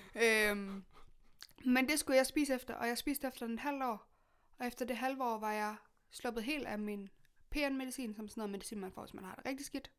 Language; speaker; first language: Danish; native; Danish